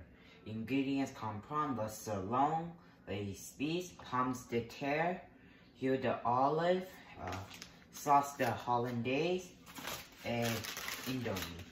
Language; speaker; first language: French; non-native, learner; English